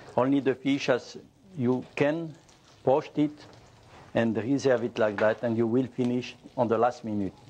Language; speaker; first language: English; non-native, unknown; French